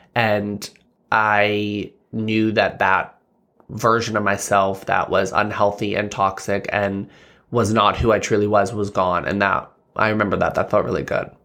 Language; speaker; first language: English; native; English